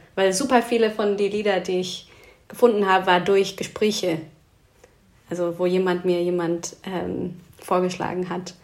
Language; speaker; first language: German; non-native, fluent; English